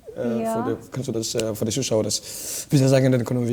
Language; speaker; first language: German; non-native, fluent; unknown